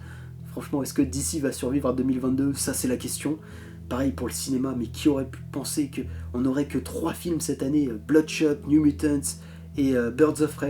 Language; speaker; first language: French; native; French